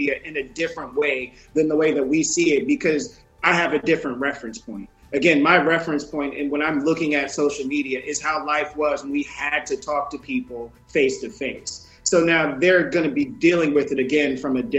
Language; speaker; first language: English; native; English